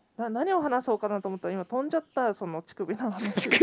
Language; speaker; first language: Japanese; native; Japanese